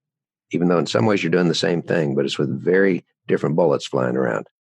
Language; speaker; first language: English; native; English